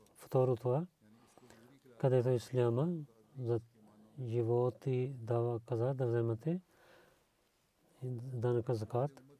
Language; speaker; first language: Bulgarian; non-native, learner; Urdu